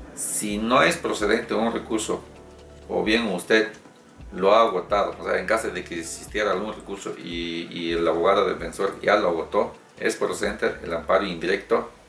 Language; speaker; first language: Spanish; native; Spanish